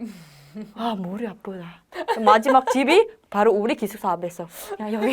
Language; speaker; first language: Korean; non-native, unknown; Indonesian